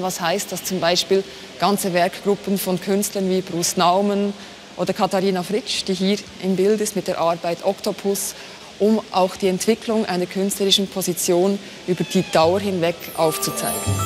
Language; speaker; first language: German; native; German